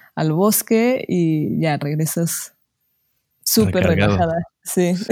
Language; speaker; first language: Spanish; native; Spanish